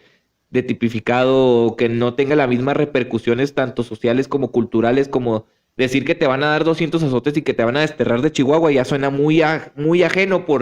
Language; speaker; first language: Spanish; native; Spanish